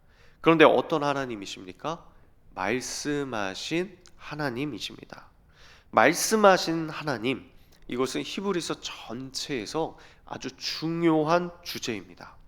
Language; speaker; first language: Korean; native; Korean